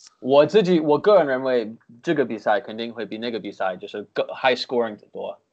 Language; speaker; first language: Chinese; early bilingual, heritage; Chinese